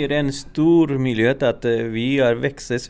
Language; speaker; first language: Swedish; non-native, learner; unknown